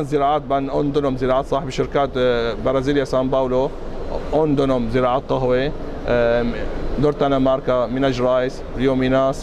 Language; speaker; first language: Turkish; non-native, learner; Arabic